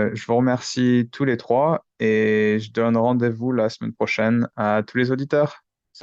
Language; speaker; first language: French; native; French